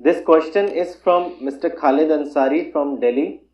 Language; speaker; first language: English; non-native, local second language; Urdu